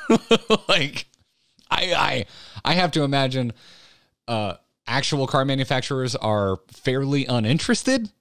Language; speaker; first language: English; native; English